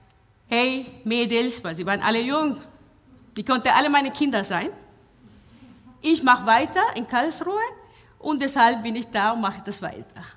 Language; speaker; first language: German; non-native, fluent; Spanish